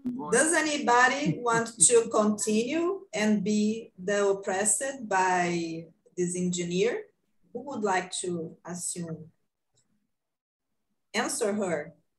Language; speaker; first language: English; non-native, fluent; Portuguese